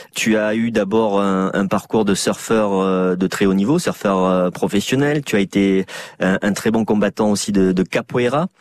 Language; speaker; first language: French; native; French